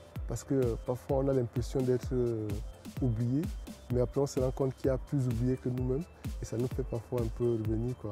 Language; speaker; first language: French; non-native, local second language; Kinyarwanda